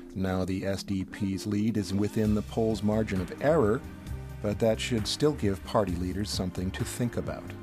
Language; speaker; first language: English; native; English